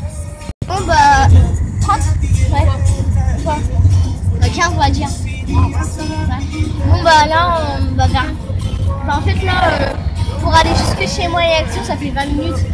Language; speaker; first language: French; native; French